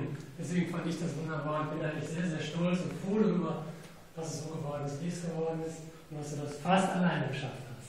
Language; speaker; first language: German; native; German